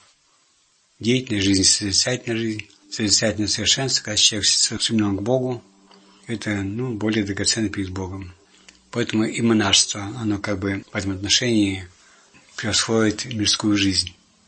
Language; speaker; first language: Russian; native; Russian